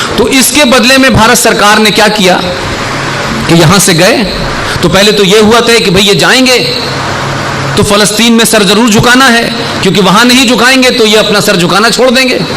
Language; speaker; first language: Hindi; native; Hindi